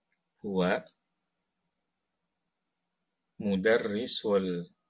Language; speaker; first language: Arabic; non-native, fluent; Indonesian